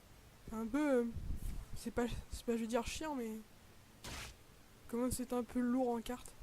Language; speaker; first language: French; native; French